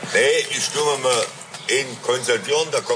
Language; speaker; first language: German; native; German